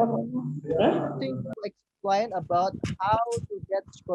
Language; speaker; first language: English; non-native, fluent; Indonesian